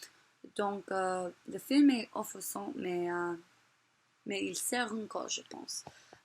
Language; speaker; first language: French; non-native, learner; English